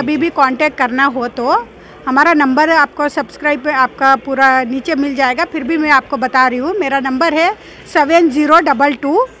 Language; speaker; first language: Hindi; non-native, local second language; Kannada